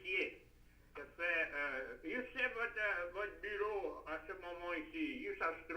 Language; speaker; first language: French; native; French